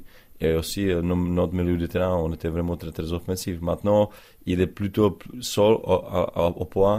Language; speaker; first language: French; non-native, learner; Czech